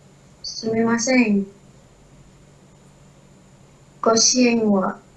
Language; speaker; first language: Japanese; non-native, learner; Indonesian